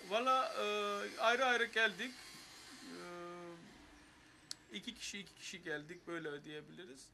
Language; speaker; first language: Turkish; non-native, fluent; Armenian